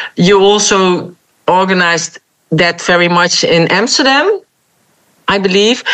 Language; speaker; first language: English; non-native, fluent; Dutch